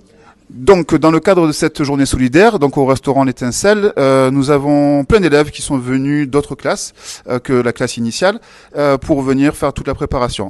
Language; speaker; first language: French; native; French